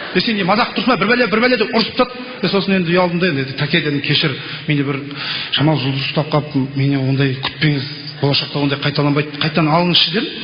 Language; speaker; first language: Kazakh; native; Kazakh